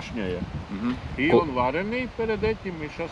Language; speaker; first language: Russian; non-native, local second language; Latvian